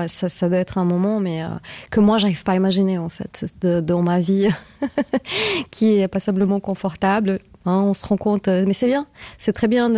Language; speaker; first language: French; native; French